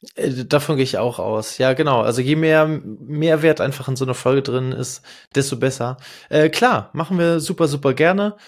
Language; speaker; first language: German; native; German